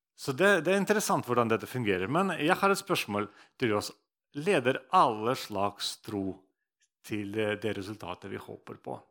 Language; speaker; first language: Norwegian; non-native, fluent; Russian